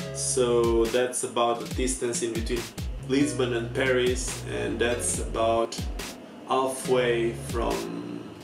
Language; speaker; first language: English; non-native, fluent; Portuguese